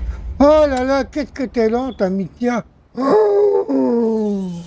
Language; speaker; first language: French; native; French